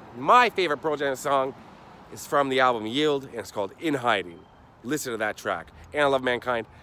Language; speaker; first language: English; native; English